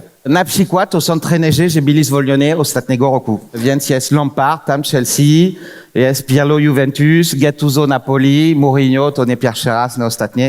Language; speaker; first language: Polish; non-native, fluent; French